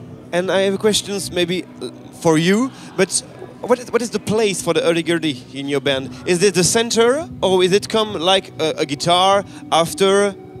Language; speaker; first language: English; non-native, learner; French